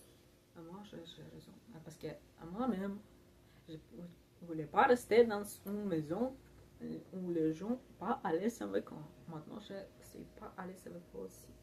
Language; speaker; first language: French; non-native, learner; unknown